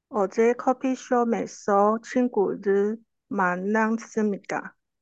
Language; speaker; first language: Korean; non-native, learner; Chinese